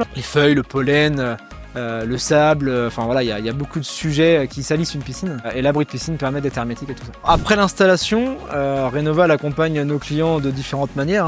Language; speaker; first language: French; native; French